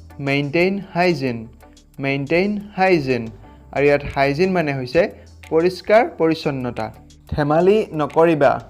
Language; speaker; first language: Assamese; native; Assamese